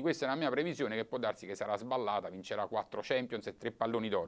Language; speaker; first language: Italian; native; Italian